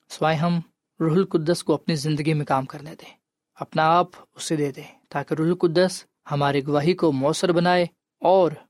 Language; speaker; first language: Urdu; non-native, local second language; Punjabi